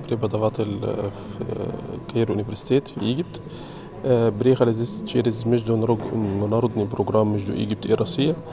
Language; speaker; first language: Russian; non-native, learner; Arabic